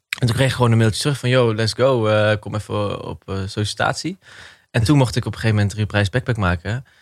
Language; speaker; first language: Dutch; early bilingual, other home language; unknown